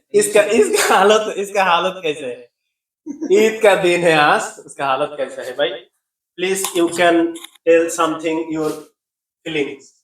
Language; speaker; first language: Hindi; non-native, learner; Bangla